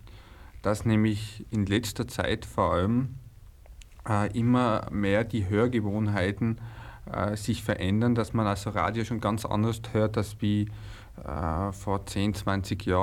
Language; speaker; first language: German; native; German